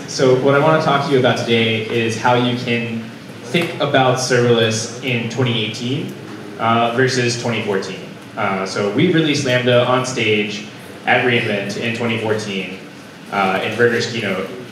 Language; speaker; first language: English; native; English